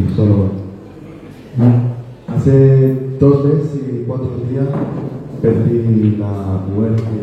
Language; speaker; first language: Spanish; non-native, learner; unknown